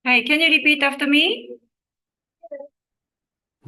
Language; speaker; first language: English; non-native, learner; Japanese